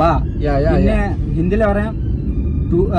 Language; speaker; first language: Malayalam; non-native, learner; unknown